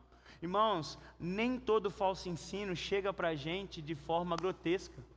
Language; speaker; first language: Portuguese; native; Portuguese